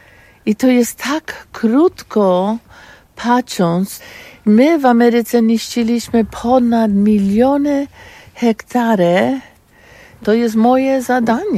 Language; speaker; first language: Polish; non-native, learner; English